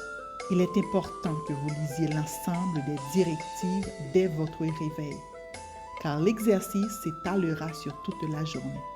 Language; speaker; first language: French; native; French